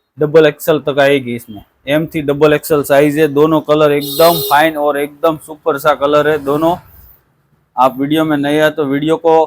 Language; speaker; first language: Hindi; non-native, local second language; Gujarati